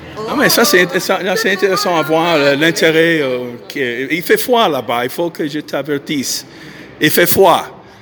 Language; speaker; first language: French; non-native, fluent; English